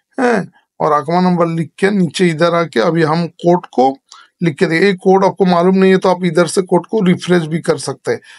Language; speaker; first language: Hindi; non-native, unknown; Bangla